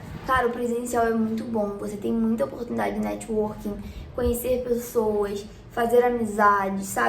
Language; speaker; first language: Portuguese; native; Portuguese